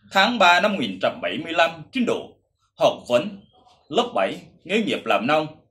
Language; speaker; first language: Vietnamese; non-native, local second language; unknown